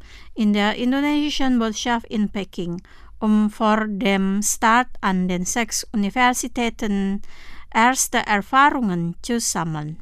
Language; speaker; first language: German; non-native, fluent; Indonesian